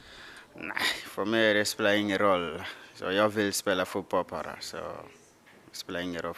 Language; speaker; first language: Swedish; non-native, learner; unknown